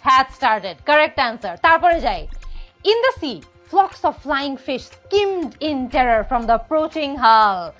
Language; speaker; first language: English; non-native, local second language; Bangla